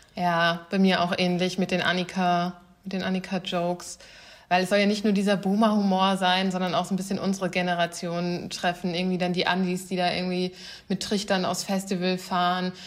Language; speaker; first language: German; native; German